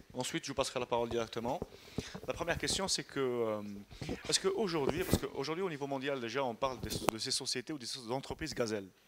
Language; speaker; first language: French; non-native, local second language; Arabic